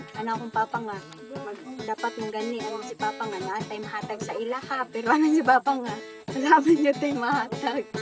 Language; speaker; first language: Cebuano; non-native, local second language; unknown